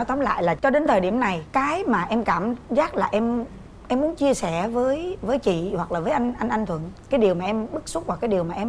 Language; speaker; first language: Vietnamese; native; Vietnamese